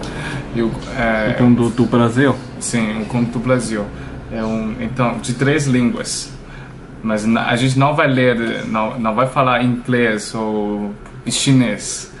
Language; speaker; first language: Portuguese; non-native, learner; Chinese